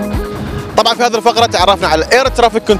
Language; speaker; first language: Arabic; native; Arabic